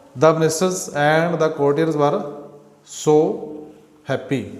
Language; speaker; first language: English; non-native, local second language; Punjabi